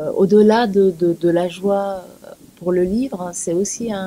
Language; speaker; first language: French; early bilingual, other home language; Persian